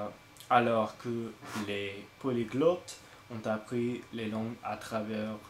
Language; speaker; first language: French; non-native, learner; English